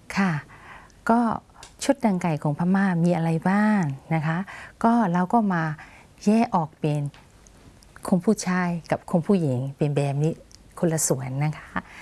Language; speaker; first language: Thai; non-native, fluent; Burmese